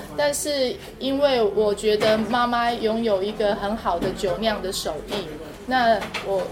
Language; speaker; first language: Chinese; non-native, local second language; Amis